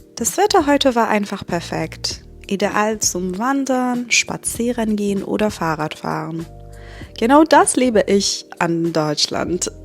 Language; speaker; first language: German; non-native, fluent; Persian